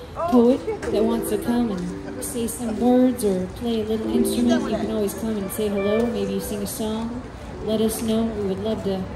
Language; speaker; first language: English; native; English